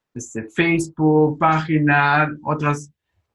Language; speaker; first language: Spanish; non-native, fluent; German